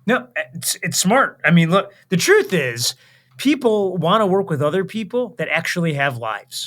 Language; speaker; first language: English; native; English